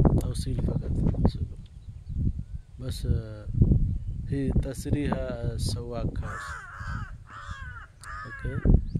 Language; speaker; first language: Arabic; non-native, learner; Hindi